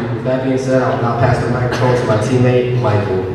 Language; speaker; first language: English; native; English